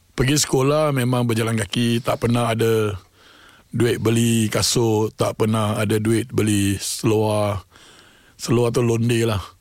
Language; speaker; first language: Malay; non-native, local second language; Tamil